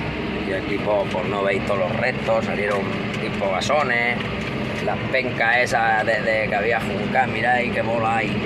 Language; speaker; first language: Spanish; native; Spanish